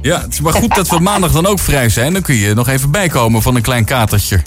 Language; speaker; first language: Dutch; native; Dutch